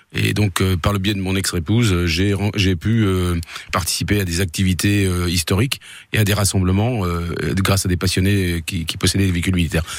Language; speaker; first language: French; native; French